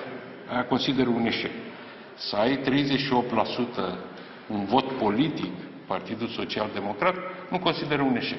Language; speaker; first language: Romanian; native; Romanian